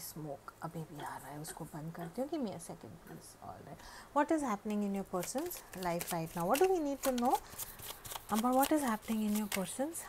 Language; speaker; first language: Hindi; native; Hindi